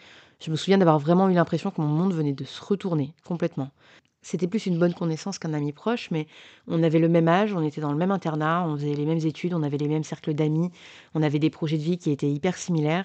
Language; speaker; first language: French; native; French